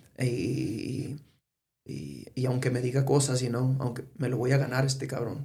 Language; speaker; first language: Spanish; early bilingual, heritage; Spanish